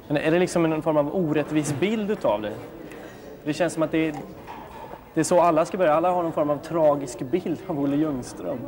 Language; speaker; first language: Swedish; native; Swedish